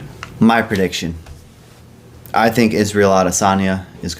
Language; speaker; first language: English; native; English